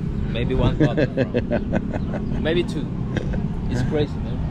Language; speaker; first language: English; non-native, fluent; Spanish